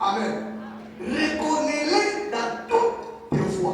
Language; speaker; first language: French; non-native, local second language; Lingala